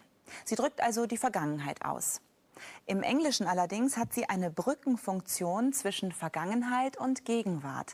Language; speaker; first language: German; native; German